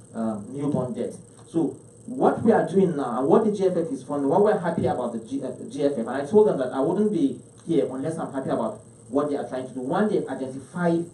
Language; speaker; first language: English; non-native, local second language; Hausa